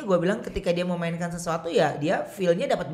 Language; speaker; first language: Indonesian; native; Indonesian